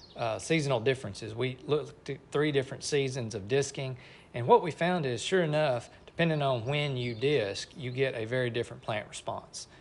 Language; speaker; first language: English; native; English